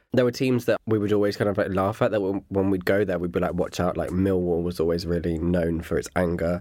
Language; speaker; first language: English; native; English